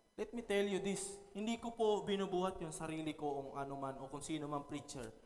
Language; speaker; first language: Filipino; non-native, local second language; Cebuano